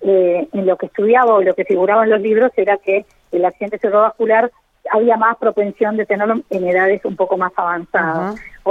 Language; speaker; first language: Spanish; native; Spanish